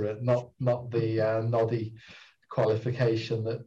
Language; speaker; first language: English; native; English